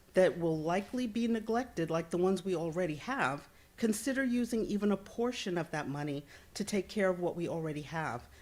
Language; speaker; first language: English; native; English